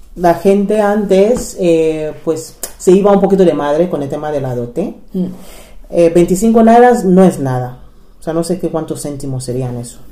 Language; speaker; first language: Spanish; non-native, fluent; English